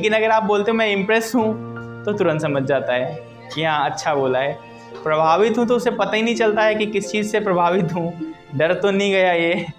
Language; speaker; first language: Hindi; native; Hindi